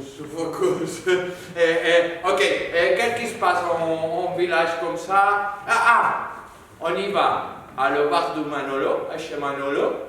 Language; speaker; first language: French; non-native, learner; Spanish